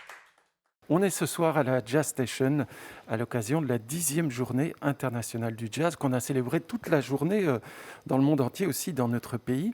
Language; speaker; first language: French; native; French